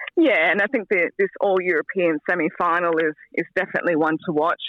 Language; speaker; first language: English; native; English